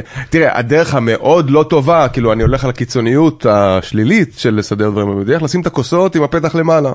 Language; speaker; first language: Hebrew; native; Hebrew